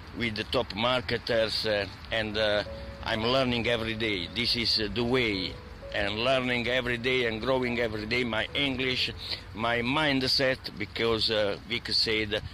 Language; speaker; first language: English; non-native, learner; Italian